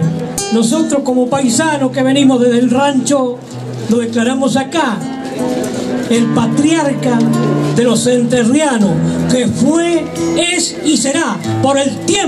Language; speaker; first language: Spanish; native; Spanish